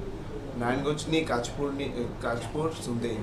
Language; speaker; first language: Japanese; non-native, learner; Bangla